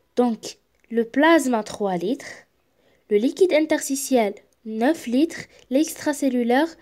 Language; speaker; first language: French; non-native, local second language; Arabic